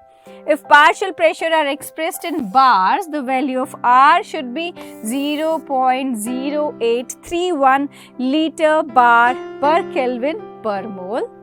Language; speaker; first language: English; non-native, local second language; Hindi